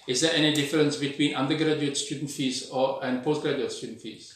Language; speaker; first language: English; non-native, fluent; Czech